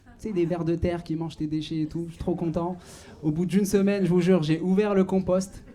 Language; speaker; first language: French; non-native, local second language; Arabic